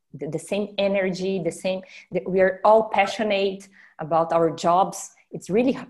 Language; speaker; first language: English; non-native, fluent; Portuguese